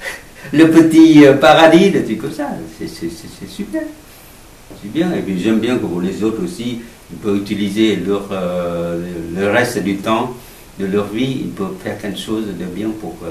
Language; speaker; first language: French; non-native, learner; Vietnamese